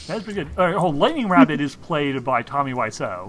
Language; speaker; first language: English; native; English